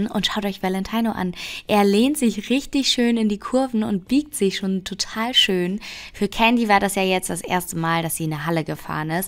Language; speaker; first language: German; native; German